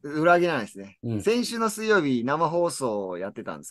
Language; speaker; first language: Japanese; native; Japanese